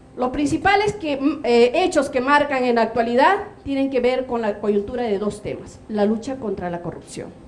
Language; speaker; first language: Spanish; native; Spanish